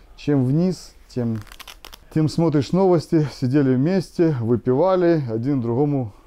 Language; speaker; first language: Russian; native; Russian